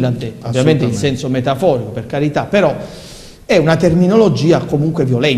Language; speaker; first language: Italian; native; Italian